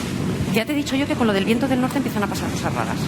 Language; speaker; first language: Spanish; native; Spanish